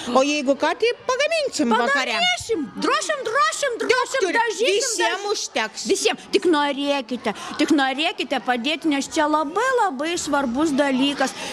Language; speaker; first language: Lithuanian; native; Lithuanian